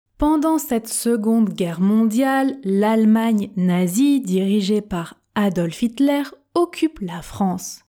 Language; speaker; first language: French; native; French